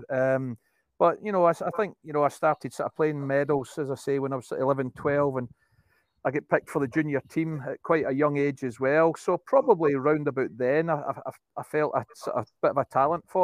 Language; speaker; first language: English; native; English